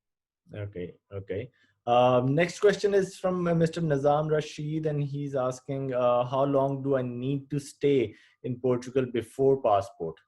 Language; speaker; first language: English; non-native, fluent; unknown